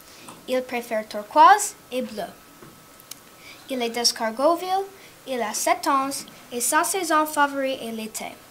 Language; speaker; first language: French; non-native, learner; English